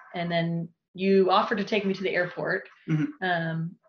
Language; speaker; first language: English; native; English